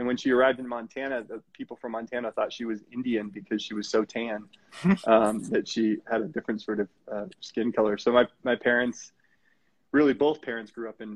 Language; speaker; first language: English; native; English